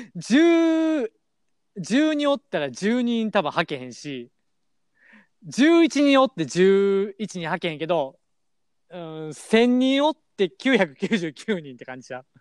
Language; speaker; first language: Japanese; native; Japanese